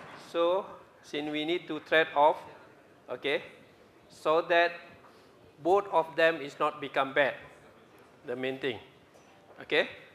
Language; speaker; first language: English; non-native, local second language; Malay